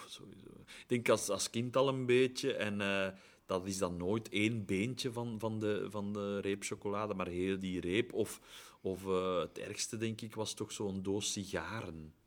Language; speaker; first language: Dutch; native; Dutch